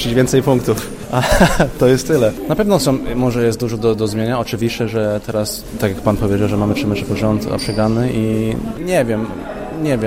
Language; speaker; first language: Polish; non-native, learner; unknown